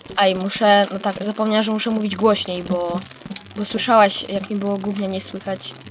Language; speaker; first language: Polish; native; Polish